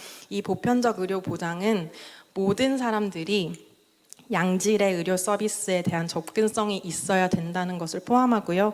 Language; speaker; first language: Korean; native; Korean